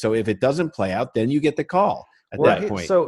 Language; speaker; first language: English; native; English